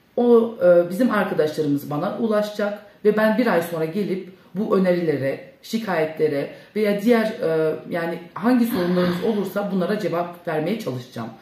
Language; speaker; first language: Turkish; early bilingual, heritage; Turkish